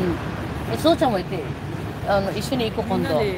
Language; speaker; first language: Japanese; non-native, fluent; Filipino